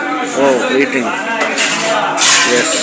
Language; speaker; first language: English; non-native, fluent; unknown